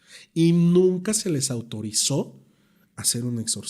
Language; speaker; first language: Spanish; native; Spanish